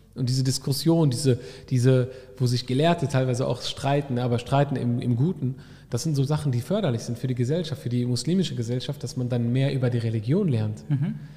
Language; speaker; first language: German; early bilingual, other home language; Arabic